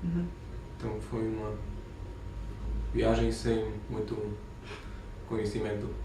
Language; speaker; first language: Portuguese; non-native, fluent; German